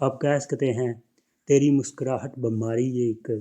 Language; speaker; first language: Hindi; non-native, local second language; Punjabi